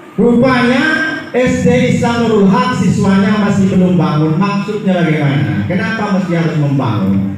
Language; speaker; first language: Indonesian; non-native, local second language; Madurese